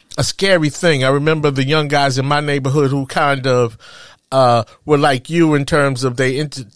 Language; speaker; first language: English; native; English